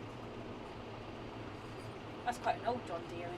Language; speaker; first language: English; native; English